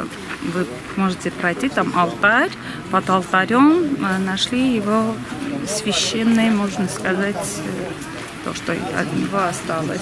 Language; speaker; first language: Russian; non-native, local second language; Armenian